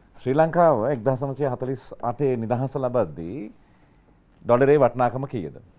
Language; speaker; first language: Sinhala; native; Sinhala